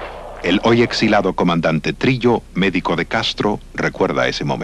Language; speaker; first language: Spanish; native; Spanish